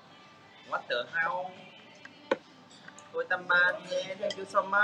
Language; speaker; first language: English; non-native, learner; Vietnamese